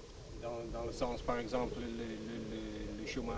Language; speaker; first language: French; non-native, fluent; Dutch